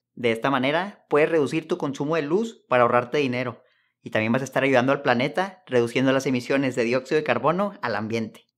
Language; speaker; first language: Spanish; native; Spanish